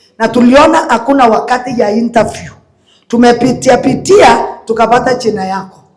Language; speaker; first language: Swahili; non-native, local second language; Kalenjin